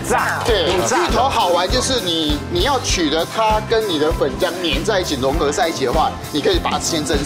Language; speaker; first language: Chinese; native; Chinese